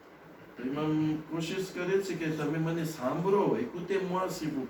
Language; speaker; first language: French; non-native, local second language; Gujarati